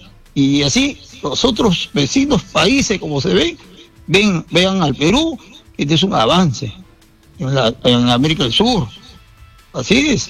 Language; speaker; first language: Spanish; native; Spanish